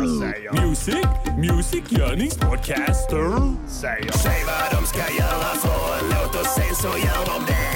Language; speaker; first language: Swedish; native; Swedish